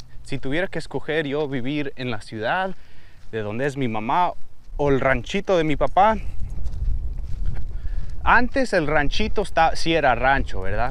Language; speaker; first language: Spanish; early bilingual, heritage; Spanish